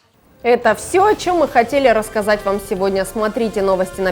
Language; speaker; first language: Russian; native; Russian